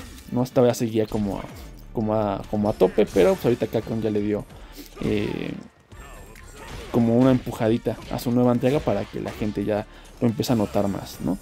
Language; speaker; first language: Spanish; native; Spanish